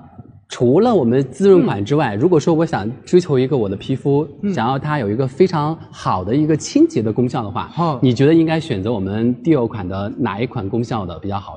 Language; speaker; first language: Chinese; native; Chinese